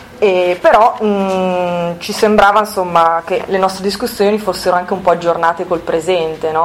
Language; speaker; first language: Italian; native; Italian